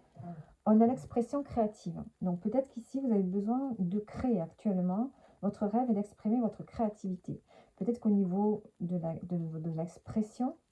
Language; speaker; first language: French; native; French